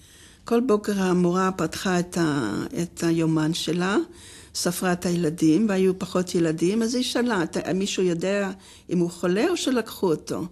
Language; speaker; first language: Hebrew; non-native, fluent; Dutch